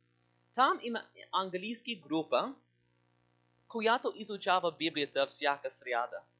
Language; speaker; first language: Bulgarian; non-native, learner; English